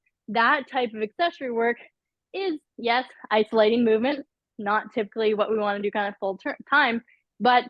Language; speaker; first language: English; native; English